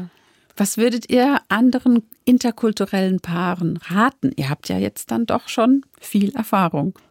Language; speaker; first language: German; native; German